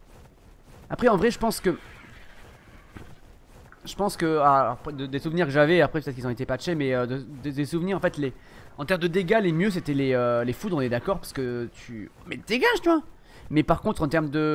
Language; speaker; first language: French; native; French